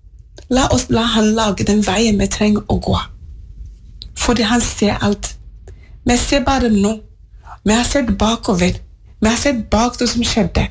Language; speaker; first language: Norwegian; non-native, learner; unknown